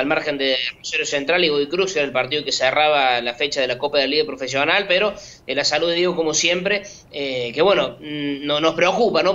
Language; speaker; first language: Spanish; native; Spanish